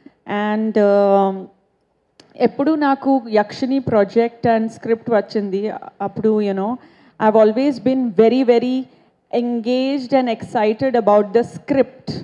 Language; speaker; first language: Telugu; non-native, learner; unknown